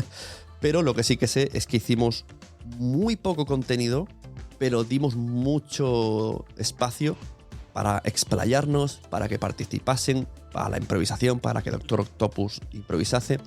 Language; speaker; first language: Spanish; native; Spanish